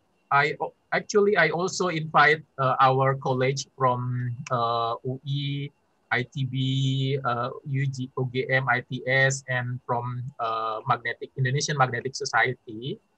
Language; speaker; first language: English; non-native, fluent; Indonesian